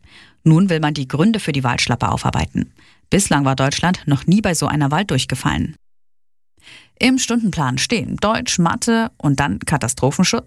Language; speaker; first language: German; native; German